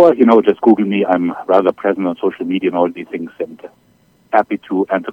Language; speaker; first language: English; non-native, fluent; German